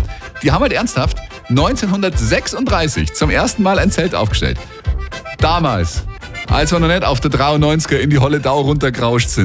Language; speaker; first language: German; native; German